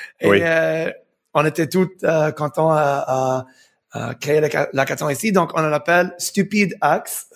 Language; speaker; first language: French; early bilingual, heritage; French